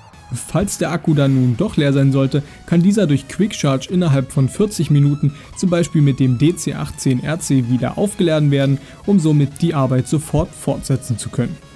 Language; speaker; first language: German; native; German